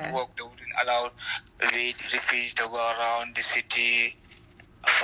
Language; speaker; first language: English; non-native, local second language; Fula